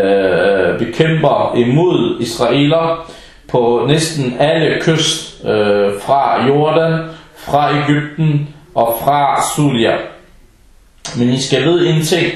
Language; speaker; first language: Danish; early bilingual, other home language; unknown